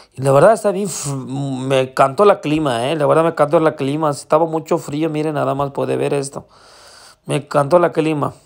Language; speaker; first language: Spanish; non-native, learner; Urdu